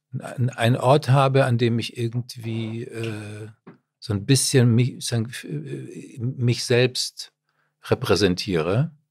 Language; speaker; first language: German; early bilingual, other home language; Czech